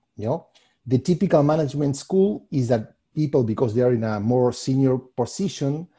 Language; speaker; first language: English; non-native, fluent; Spanish